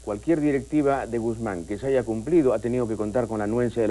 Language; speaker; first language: Spanish; native; Spanish